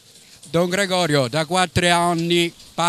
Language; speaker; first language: Italian; native; Italian